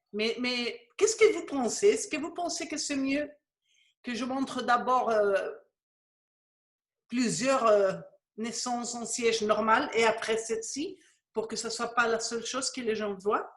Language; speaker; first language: French; non-native, fluent; Spanish